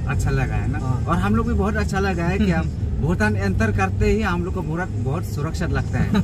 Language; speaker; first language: Hindi; non-native, local second language; Khasi